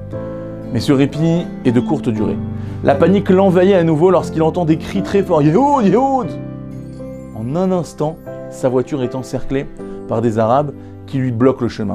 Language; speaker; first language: French; native; French